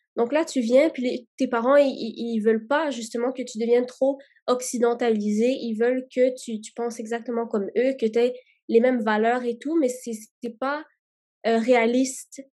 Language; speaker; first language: French; early bilingual, other home language; Arabic